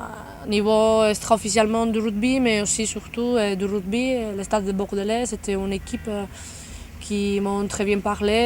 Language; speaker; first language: French; non-native, fluent; Spanish